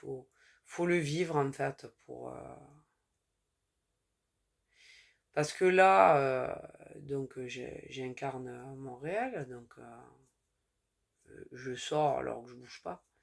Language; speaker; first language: French; native; French